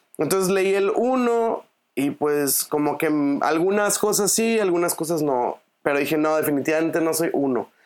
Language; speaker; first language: Spanish; native; Spanish